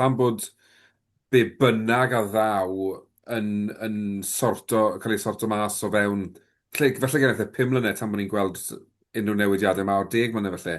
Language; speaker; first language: Welsh; native; Welsh